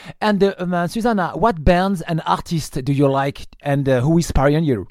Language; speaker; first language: English; non-native, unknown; French